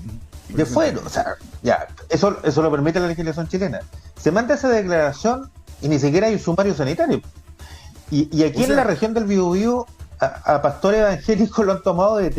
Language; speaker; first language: Spanish; native; Spanish